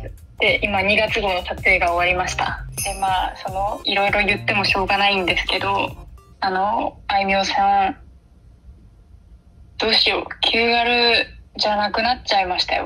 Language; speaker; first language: Japanese; native; Japanese